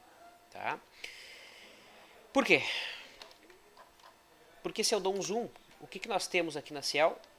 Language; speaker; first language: Portuguese; native; Portuguese